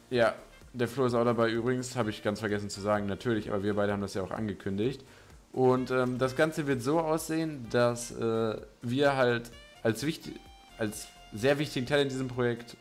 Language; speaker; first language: German; native; German